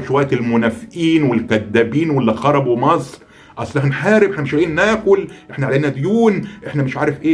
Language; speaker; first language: Arabic; native; Arabic